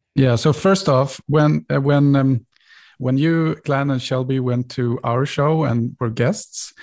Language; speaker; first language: English; non-native, fluent; Swedish